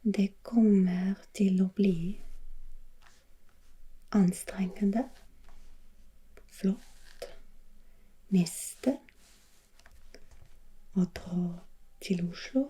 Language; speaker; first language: Norwegian; non-native, learner; German